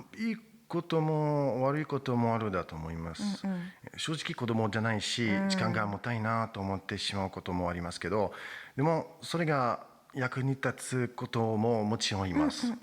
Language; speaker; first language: Japanese; non-native, learner; French